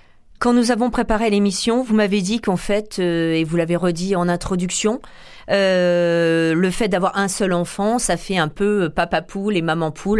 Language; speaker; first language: French; native; French